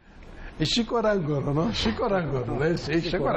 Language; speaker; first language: Portuguese; native; Portuguese